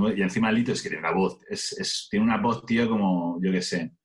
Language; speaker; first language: Spanish; native; Spanish